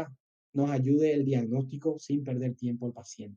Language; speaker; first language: Spanish; native; Spanish